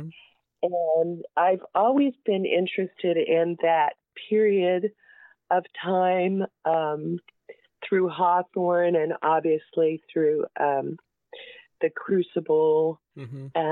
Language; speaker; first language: English; native; English